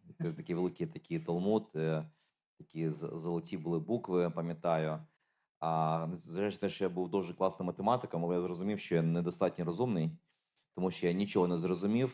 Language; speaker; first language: Ukrainian; native; Ukrainian